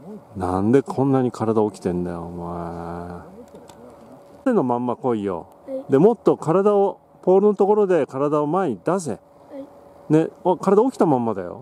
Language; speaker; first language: Japanese; native; Japanese